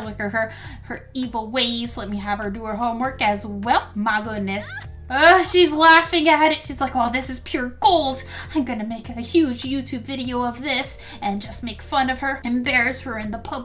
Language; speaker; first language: English; native; English